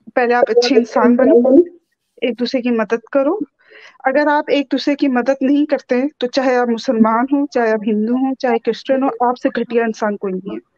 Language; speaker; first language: Urdu; native; Urdu